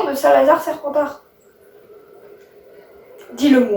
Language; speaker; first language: French; native; French